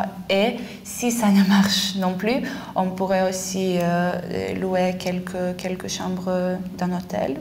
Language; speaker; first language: French; non-native, fluent; Lithuanian